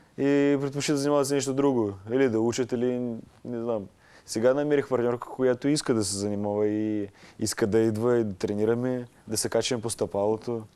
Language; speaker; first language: Bulgarian; non-native, fluent; Russian